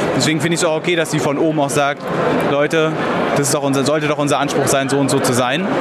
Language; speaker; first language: German; native; German